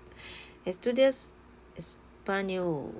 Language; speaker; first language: Spanish; non-native, learner; Japanese